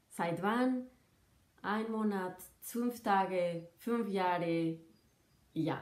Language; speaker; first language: German; non-native, fluent; Spanish